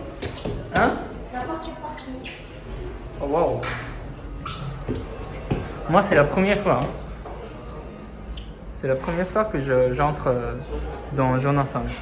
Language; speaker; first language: French; non-native, fluent; Japanese